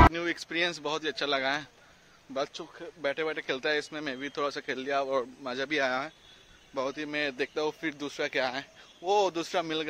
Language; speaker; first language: Hindi; non-native, local second language; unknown